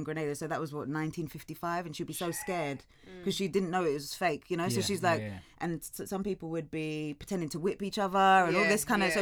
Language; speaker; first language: English; native; English